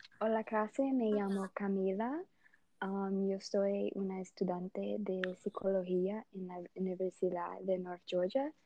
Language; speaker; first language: Spanish; non-native, learner; English